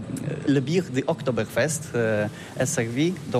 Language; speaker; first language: French; non-native, learner; Polish